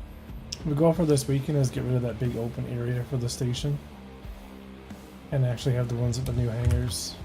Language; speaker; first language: English; native; English